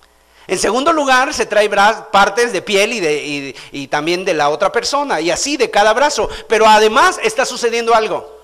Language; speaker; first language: Spanish; native; Spanish